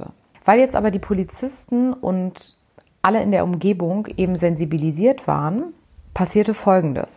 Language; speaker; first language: German; native; German